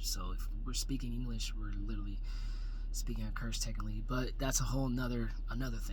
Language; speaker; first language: English; native; English